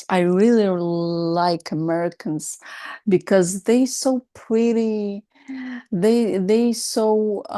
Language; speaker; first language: English; non-native, learner; Russian